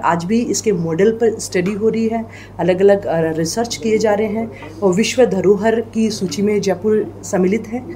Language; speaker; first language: Hindi; native; Hindi